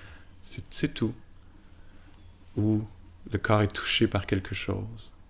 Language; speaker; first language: French; native; French